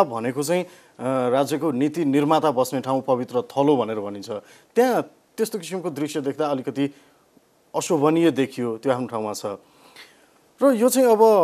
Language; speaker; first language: Nepali; native; Nepali